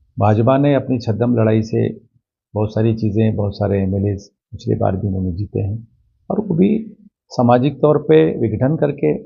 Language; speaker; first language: Hindi; native; Hindi